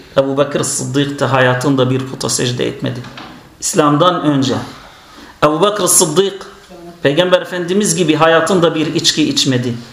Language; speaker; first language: Turkish; non-native, fluent; Arabic